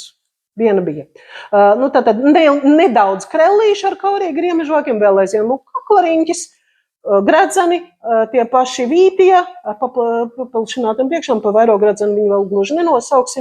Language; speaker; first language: Latvian; native; Latvian